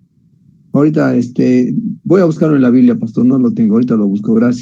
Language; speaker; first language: Spanish; native; Spanish